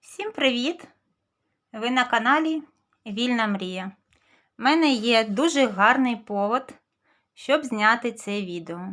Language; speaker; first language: Ukrainian; native; Ukrainian